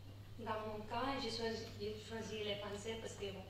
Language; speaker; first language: French; non-native, learner; Catalan